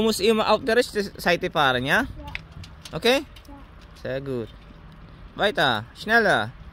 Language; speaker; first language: German; non-native, learner; Filipino